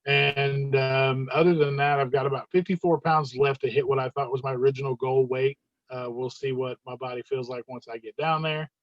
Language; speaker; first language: English; native; English